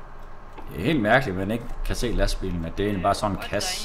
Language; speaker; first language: Danish; native; Danish